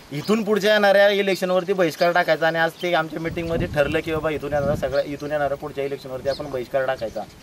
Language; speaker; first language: Marathi; native; Marathi